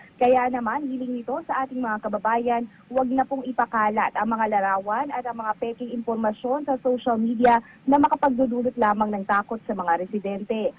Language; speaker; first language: Filipino; native; Filipino